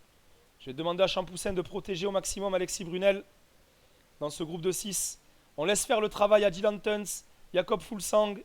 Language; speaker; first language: French; native; French